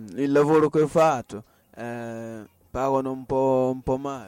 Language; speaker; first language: Italian; non-native, learner; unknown